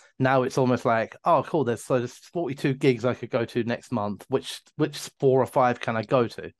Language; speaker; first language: English; native; English